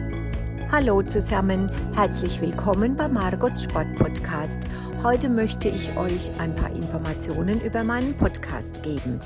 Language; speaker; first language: German; native; German